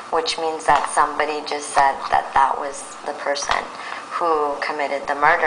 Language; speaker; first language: English; early bilingual, other home language; Persian